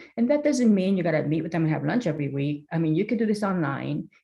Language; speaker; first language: English; early bilingual, other home language; Korean